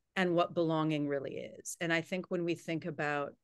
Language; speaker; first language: English; native; English